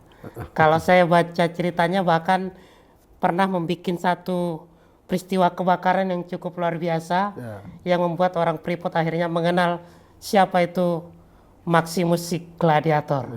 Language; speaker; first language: Malay; native; Malay